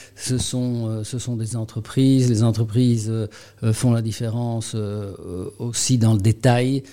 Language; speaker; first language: French; native; French